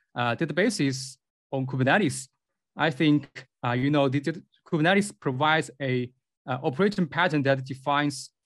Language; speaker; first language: English; non-native, fluent; Chinese